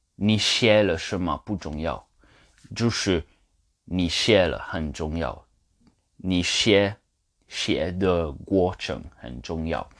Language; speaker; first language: Chinese; non-native, learner; French